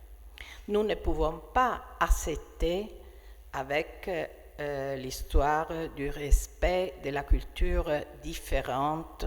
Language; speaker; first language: French; non-native, fluent; Italian